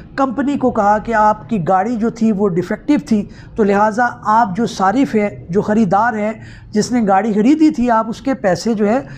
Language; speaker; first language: Urdu; non-native, local second language; Punjabi